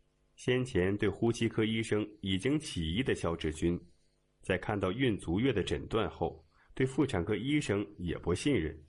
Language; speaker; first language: Chinese; native; Chinese